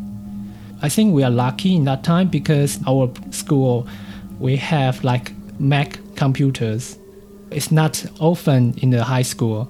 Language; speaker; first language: English; non-native, fluent; Chinese